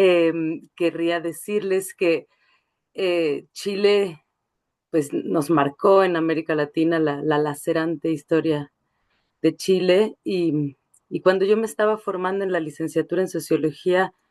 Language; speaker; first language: Spanish; native; Spanish